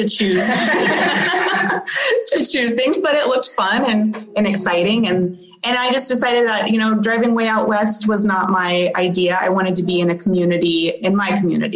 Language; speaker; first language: English; native; English